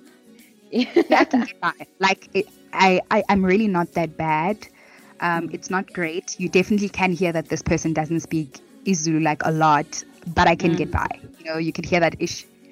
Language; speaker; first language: English; non-native, local second language; Tswana